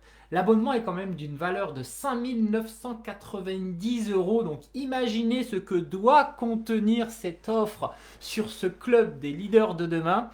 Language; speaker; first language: French; native; French